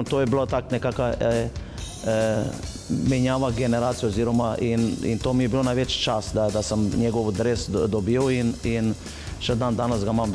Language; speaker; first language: Slovenian; non-native, fluent; Albanian